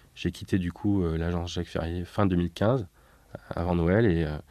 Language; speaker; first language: French; native; French